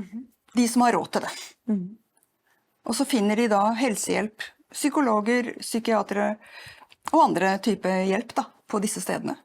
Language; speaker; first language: Norwegian; native; Norwegian